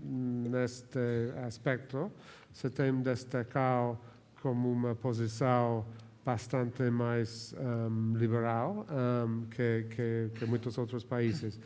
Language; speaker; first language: Portuguese; non-native, fluent; Spanish